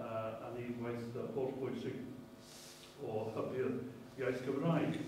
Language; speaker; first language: Welsh; native; Welsh